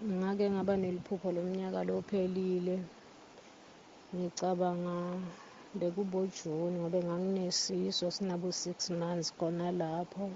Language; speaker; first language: Zulu; non-native, local second language; Swati